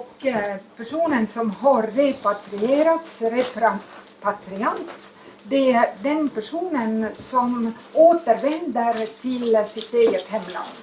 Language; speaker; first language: Swedish; non-native, fluent; Estonian